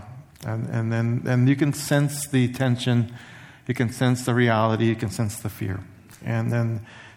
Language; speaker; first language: English; early bilingual, other home language; Spanish